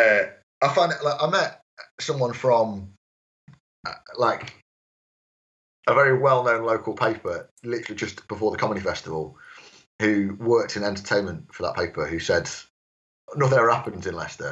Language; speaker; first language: English; native; English